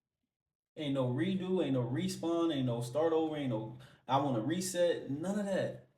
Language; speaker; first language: English; native; English